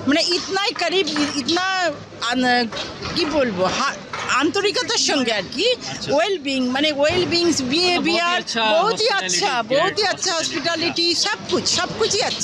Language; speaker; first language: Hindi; non-native, local second language; Bangla